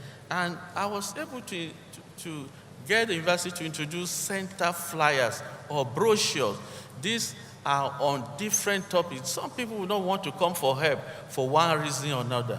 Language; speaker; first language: English; non-native, local second language; Yoruba